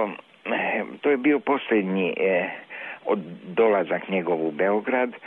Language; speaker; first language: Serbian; non-native, local second language; Hungarian